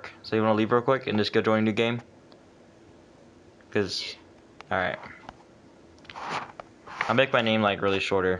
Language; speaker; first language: English; native; English